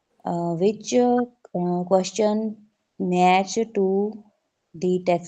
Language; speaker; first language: English; non-native, local second language; Hindi